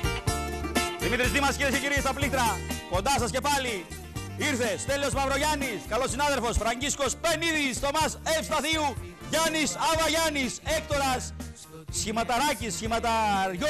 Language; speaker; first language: Greek; native; Greek